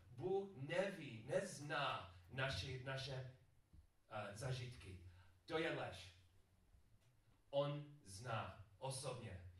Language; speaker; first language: Czech; non-native, learner; English